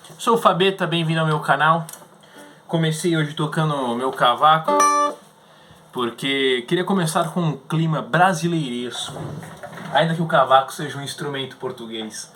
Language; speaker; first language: Portuguese; native; Portuguese